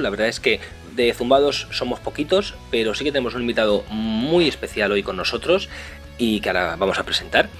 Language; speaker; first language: Spanish; native; Spanish